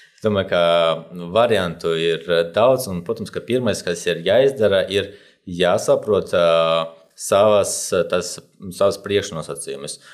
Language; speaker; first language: Latvian; non-native, local second language; Russian